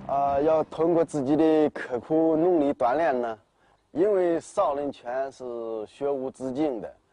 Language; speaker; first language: Chinese; native; Chinese